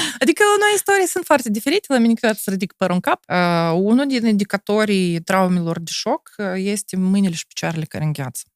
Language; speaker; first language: Romanian; non-native, local second language; Russian